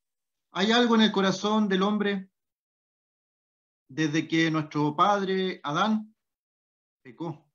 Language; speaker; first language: Spanish; native; Spanish